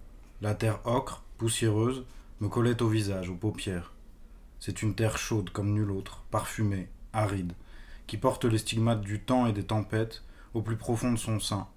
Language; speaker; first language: French; native; French